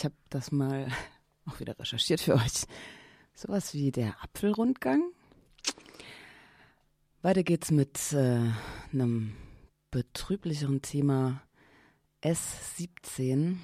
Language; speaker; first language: German; native; German